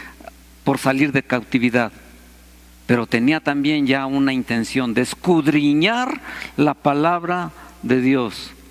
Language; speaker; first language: Spanish; native; Spanish